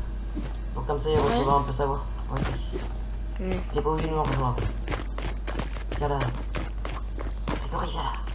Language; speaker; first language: French; native; French